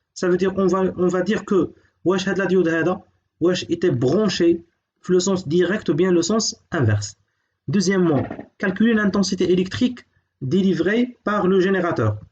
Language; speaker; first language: French; non-native, local second language; Arabic